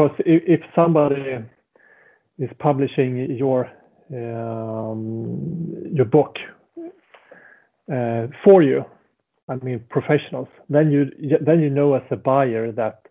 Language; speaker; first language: English; non-native, fluent; Swedish